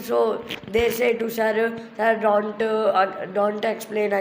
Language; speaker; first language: English; non-native, learner; Hindi